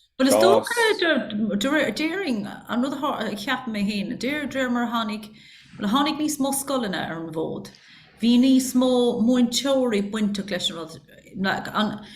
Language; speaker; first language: Irish; non-native, local second language; English